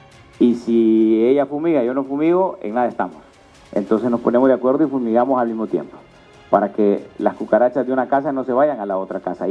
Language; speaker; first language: Spanish; native; Spanish